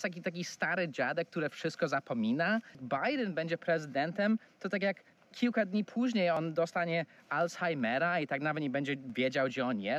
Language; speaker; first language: Polish; non-native, fluent; English